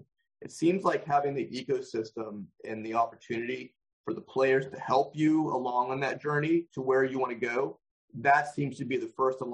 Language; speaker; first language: English; native; English